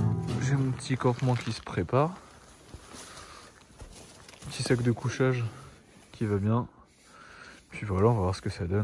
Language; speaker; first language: French; native; French